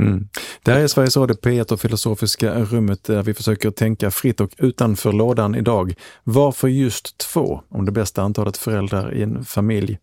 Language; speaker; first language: Swedish; native; Swedish